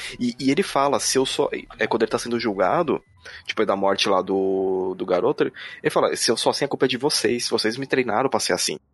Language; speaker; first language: Portuguese; native; Portuguese